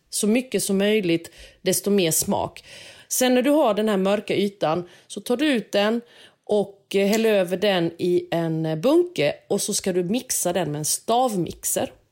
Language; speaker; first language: Swedish; native; Swedish